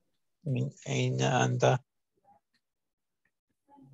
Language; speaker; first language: Arabic; non-native, learner; Urdu